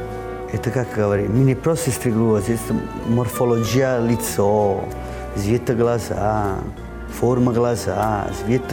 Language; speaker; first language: Russian; non-native, learner; Italian